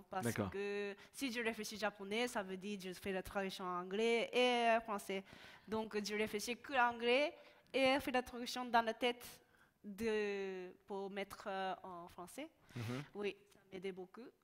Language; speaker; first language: French; non-native, learner; Japanese